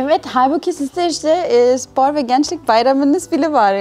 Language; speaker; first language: Turkish; non-native, fluent; German